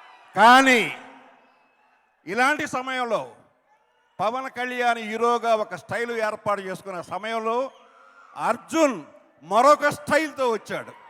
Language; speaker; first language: Telugu; native; Telugu